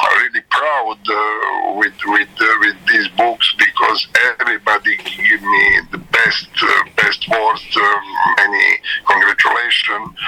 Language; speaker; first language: English; non-native, learner; Serbian